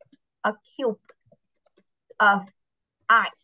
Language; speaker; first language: English; non-native, fluent; Vietnamese